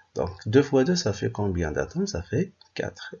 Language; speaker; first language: French; non-native, local second language; Arabic